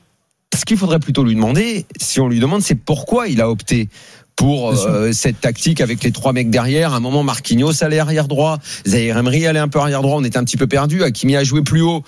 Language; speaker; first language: French; native; French